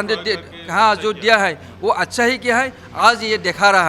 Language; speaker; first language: Hindi; non-native, local second language; Assamese